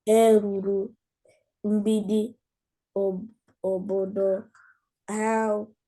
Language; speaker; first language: Igbo; early bilingual, heritage; English